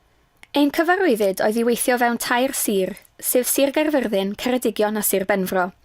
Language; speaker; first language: Welsh; native; Welsh